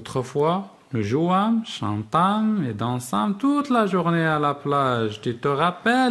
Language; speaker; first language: French; non-native, local second language; Arabic